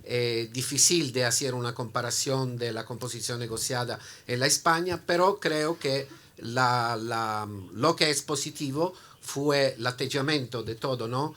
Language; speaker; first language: Spanish; non-native, learner; Italian